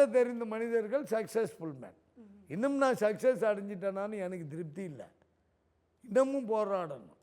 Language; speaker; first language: Tamil; native; Tamil